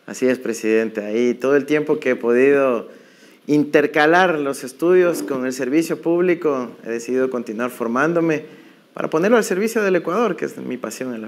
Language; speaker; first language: Spanish; native; Spanish